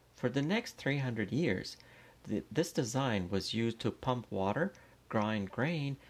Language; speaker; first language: English; non-native, fluent; Persian